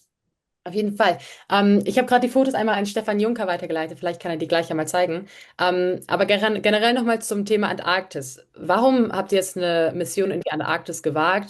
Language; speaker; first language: German; native; German